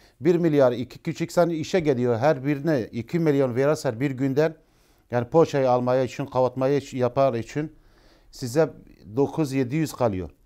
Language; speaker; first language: Turkish; non-native, learner; Arabic